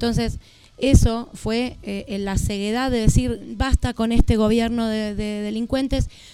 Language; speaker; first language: Spanish; native; Spanish